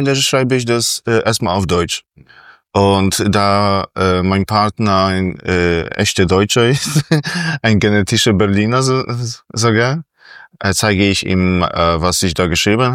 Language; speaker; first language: German; non-native, fluent; Polish